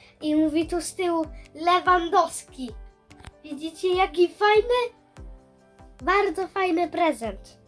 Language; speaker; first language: Polish; early bilingual, heritage; Polish